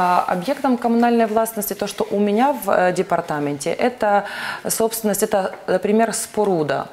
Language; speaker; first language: Russian; native; Russian